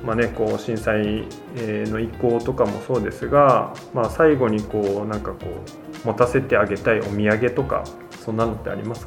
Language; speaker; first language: Japanese; native; Japanese